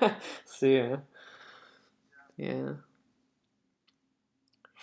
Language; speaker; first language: Italian; early bilingual, heritage; English